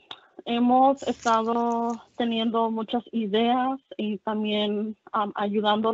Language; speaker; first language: Spanish; early bilingual, heritage; Spanish